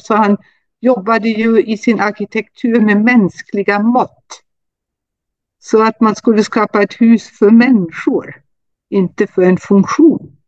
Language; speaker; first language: Swedish; non-native, fluent; German